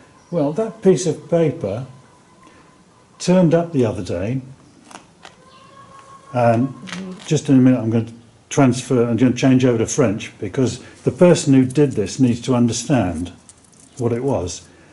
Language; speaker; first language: English; native; English